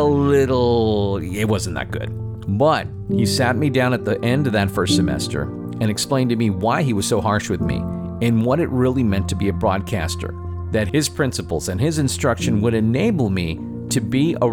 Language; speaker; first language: English; native; English